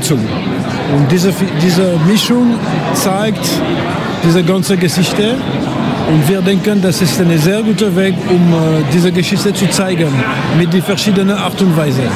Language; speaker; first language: German; non-native, local second language; French